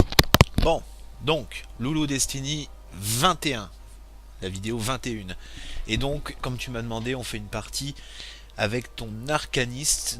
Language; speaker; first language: French; native; French